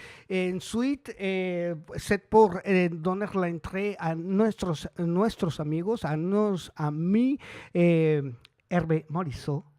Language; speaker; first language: French; non-native, learner; Spanish